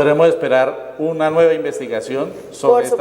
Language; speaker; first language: Spanish; native; Spanish